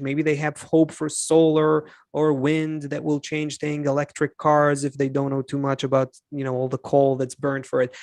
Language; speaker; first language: English; non-native, fluent; Hebrew